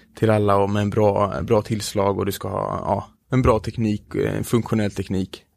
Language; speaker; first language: Swedish; native; Swedish